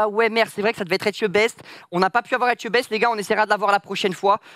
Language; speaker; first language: French; native; French